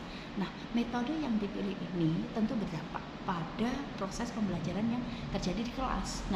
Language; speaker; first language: Indonesian; native; Indonesian